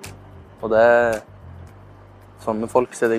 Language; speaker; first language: Swedish; non-native, learner; Norwegian